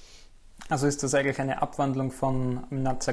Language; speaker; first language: German; native; German